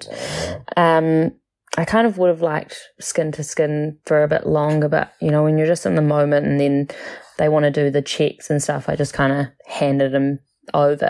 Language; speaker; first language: English; native; English